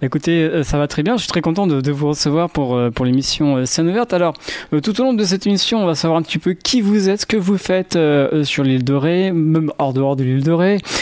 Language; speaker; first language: French; native; French